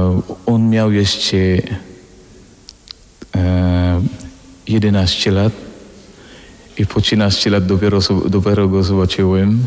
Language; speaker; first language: Polish; non-native, learner; Filipino